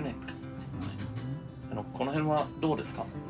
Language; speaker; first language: Japanese; non-native, fluent; English